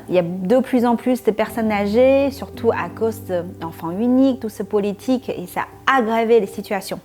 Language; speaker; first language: French; non-native, fluent; Chinese